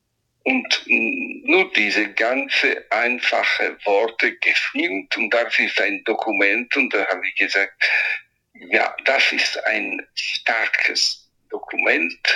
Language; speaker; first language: German; non-native, local second language; Italian